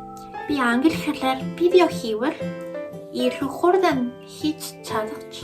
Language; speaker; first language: Mongolian; non-native, learner; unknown